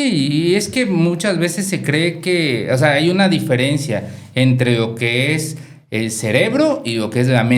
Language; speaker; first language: Spanish; native; Spanish